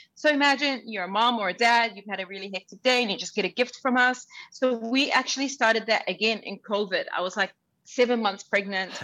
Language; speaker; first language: English; early bilingual, other home language; Arabic